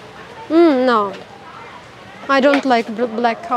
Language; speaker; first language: English; non-native, learner; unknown